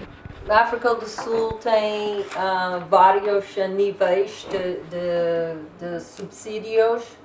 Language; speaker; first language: Portuguese; non-native, learner; English